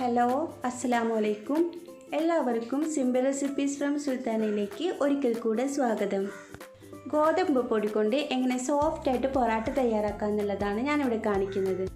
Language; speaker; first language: Malayalam; native; Malayalam